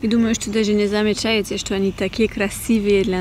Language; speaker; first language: Russian; non-native, fluent; French